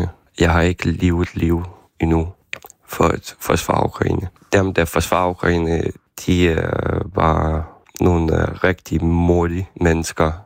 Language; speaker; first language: Danish; non-native, fluent; Ukrainian